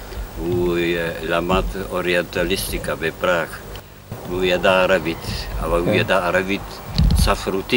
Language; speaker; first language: Hebrew; non-native, fluent; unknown